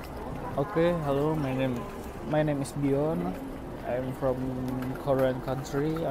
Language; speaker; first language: English; non-native, learner; Korean